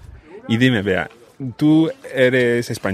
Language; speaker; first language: Spanish; non-native, fluent; English